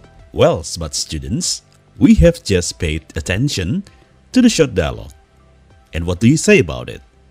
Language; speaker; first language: English; non-native, fluent; Indonesian